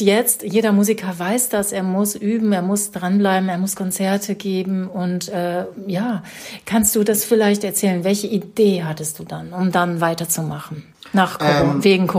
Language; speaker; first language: German; native; German